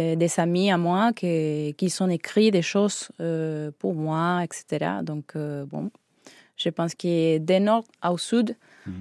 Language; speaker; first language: French; non-native, learner; Spanish